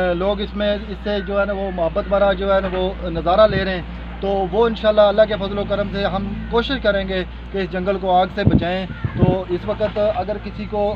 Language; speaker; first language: Urdu; non-native, local second language; Pahari-Potwari